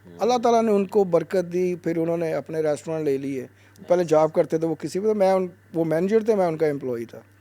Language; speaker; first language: Urdu; native; Urdu